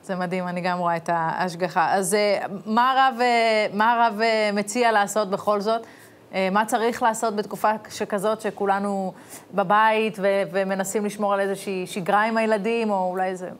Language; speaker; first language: Hebrew; native; Hebrew